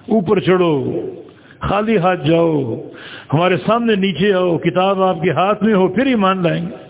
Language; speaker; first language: Urdu; native; Urdu